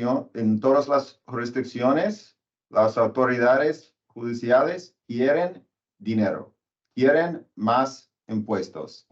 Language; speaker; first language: Spanish; non-native, learner; English